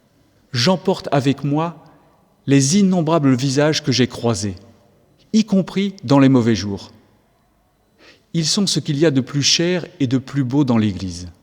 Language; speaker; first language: French; native; French